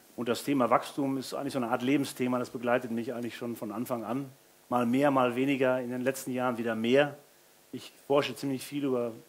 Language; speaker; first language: German; native; German